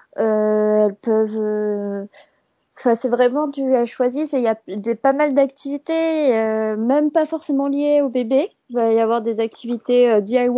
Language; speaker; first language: French; native; French